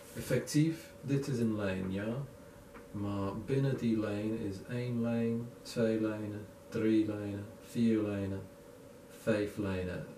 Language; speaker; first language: Dutch; non-native, learner; English